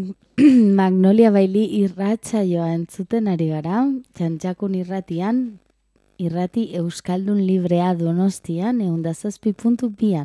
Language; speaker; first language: Basque; non-native, local second language; Spanish